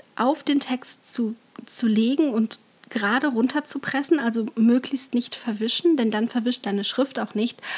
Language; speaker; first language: German; native; German